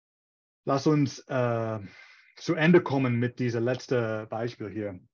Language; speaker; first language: German; non-native, fluent; English